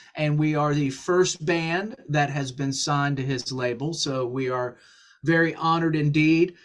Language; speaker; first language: English; native; English